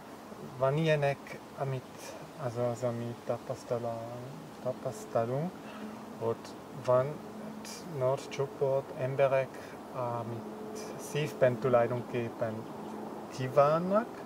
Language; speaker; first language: Hungarian; non-native, learner; German